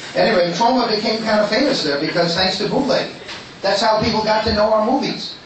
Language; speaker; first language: English; native; English